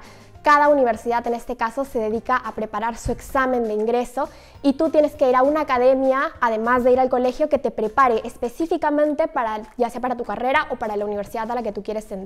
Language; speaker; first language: Spanish; native; Spanish